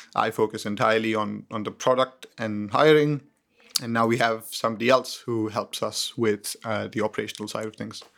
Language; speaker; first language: English; non-native, local second language; Hindi